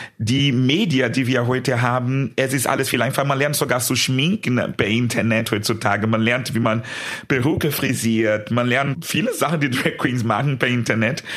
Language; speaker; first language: German; non-native, fluent; Portuguese